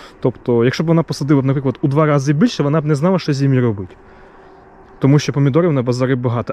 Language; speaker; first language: Ukrainian; native; Ukrainian